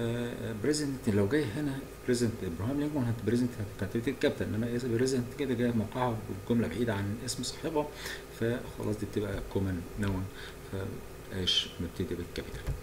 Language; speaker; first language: Arabic; native; Arabic